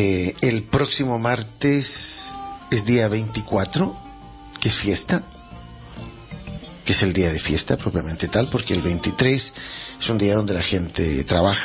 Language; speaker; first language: Spanish; native; Spanish